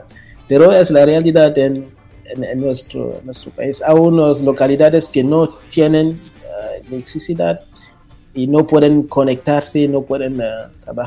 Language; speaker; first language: Spanish; non-native, fluent; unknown